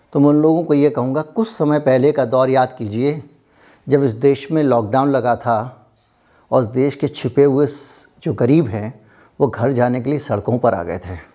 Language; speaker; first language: Hindi; native; Hindi